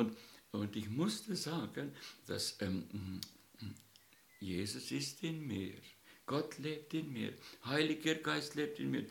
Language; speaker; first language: German; non-native, fluent; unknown